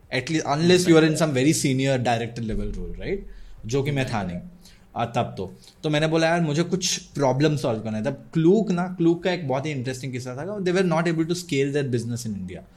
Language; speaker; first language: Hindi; non-native, local second language; Odia